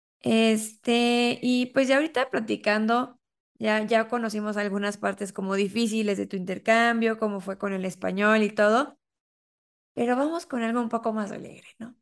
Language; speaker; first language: Spanish; native; Spanish